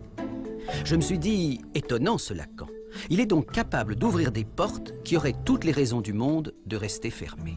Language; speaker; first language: French; native; French